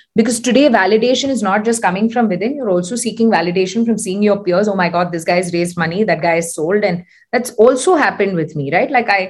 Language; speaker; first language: English; non-native, local second language; Tamil